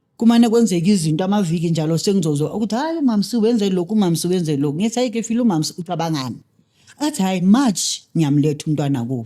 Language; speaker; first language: Zulu; native; Zulu